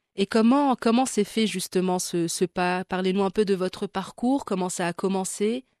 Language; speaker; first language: French; non-native, local second language; Arabic